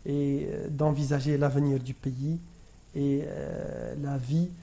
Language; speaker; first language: French; non-native, local second language; Arabic